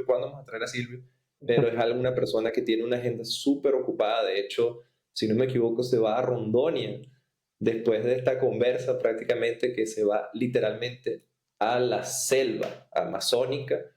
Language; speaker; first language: Spanish; native; Spanish